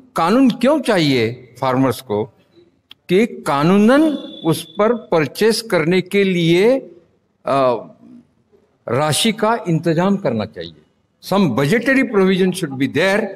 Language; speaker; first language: Hindi; non-native, local second language; Marathi